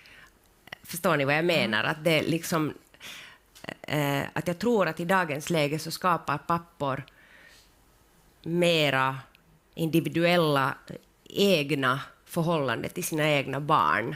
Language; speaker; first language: Swedish; native; Swedish